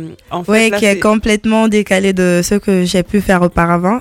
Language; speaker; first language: French; non-native, local second language; Mandingo